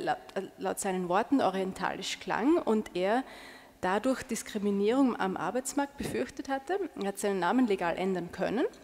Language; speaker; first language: German; native; German